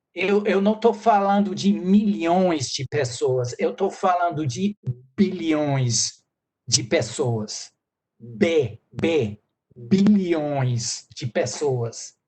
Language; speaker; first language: Portuguese; non-native, fluent; English